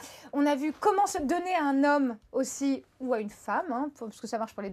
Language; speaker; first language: French; native; French